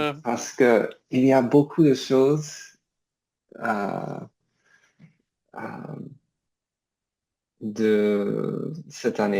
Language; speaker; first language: French; non-native, learner; English